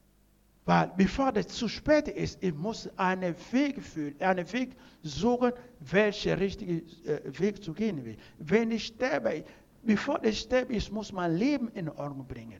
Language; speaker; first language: German; non-native, learner; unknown